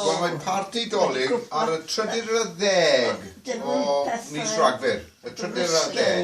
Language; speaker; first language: Welsh; non-native, fluent; English